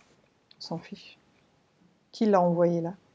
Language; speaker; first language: French; native; French